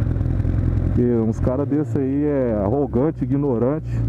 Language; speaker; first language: Portuguese; native; Portuguese